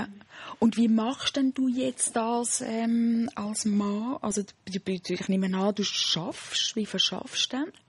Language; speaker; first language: German; native; German